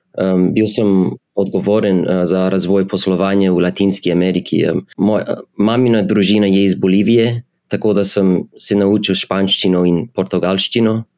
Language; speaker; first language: Slovenian; non-native, fluent; English